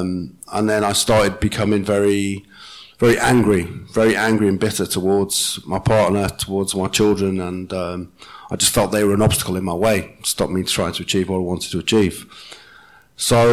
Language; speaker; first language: English; native; English